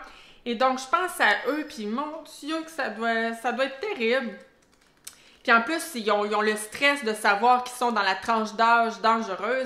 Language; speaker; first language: French; native; French